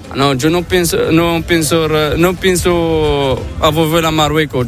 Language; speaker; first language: Spanish; non-native, learner; Arabic